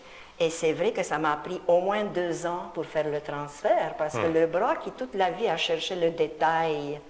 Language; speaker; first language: French; non-native, fluent; Romanian